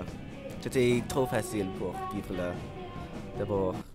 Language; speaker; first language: French; non-native, learner; English